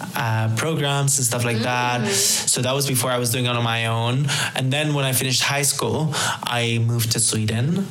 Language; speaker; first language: English; early bilingual, other home language; Spanish